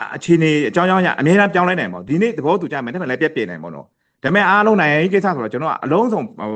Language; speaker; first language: Burmese; non-native, local second language; Pa'o Karen